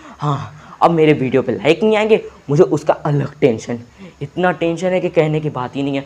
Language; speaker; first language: Hindi; native; Hindi